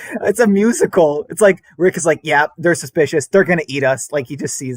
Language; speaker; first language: English; native; English